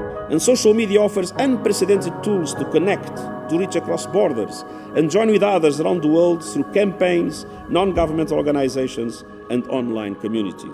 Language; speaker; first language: English; non-native, fluent; Portuguese